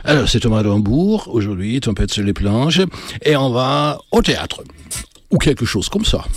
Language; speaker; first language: French; native; French